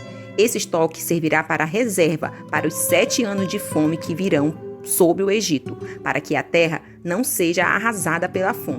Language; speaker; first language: Portuguese; native; Portuguese